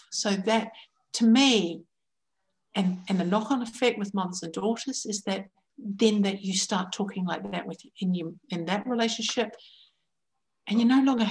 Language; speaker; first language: English; native; English